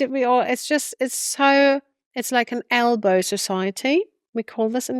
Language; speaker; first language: English; non-native, fluent; German